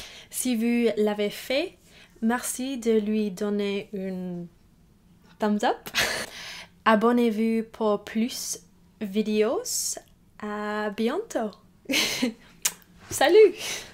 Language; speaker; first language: French; non-native, learner; English